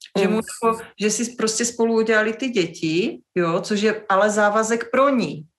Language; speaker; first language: Czech; native; Czech